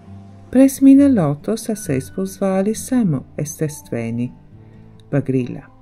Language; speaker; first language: Bulgarian; non-native, learner; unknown